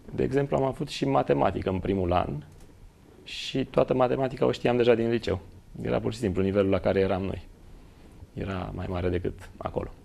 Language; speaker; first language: Romanian; native; Romanian